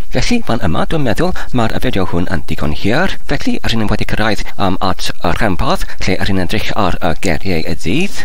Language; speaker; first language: Welsh; non-native, learner; English